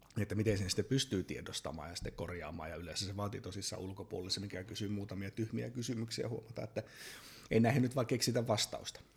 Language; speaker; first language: Finnish; native; Finnish